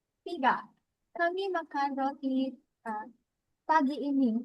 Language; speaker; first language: Indonesian; non-native, learner; Filipino